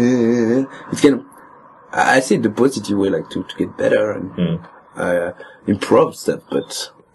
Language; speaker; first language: English; non-native, fluent; French